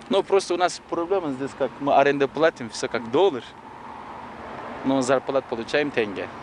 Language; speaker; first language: Russian; non-native, learner; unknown